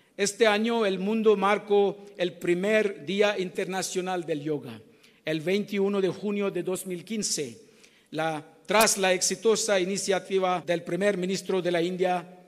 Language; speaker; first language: Spanish; non-native, fluent; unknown